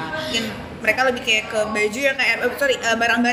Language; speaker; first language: Indonesian; native; Indonesian